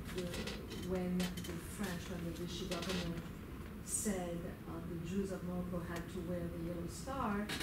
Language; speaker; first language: English; early bilingual, other home language; Arabic